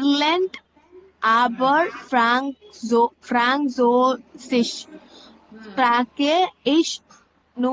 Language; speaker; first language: German; non-native, learner; Tamil